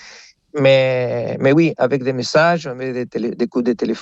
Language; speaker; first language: French; non-native, fluent; Spanish